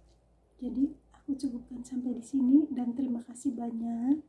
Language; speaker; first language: Indonesian; non-native, local second language; Javanese